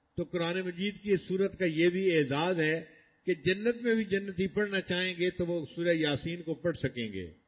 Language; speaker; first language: Urdu; non-native, local second language; Punjabi